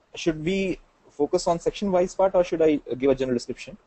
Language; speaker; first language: English; non-native, local second language; Hindi